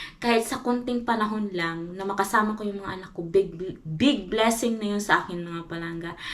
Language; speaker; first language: Filipino; non-native, local second language; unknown